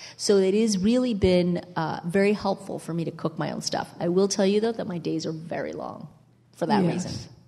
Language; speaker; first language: English; early bilingual, other home language; Italian